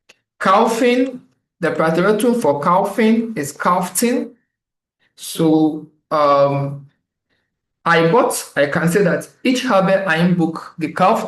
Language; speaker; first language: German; non-native, fluent; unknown